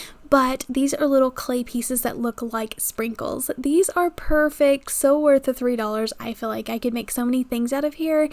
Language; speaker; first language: English; native; English